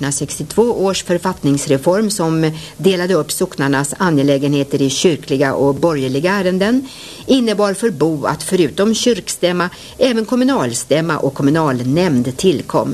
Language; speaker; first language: Swedish; native; Swedish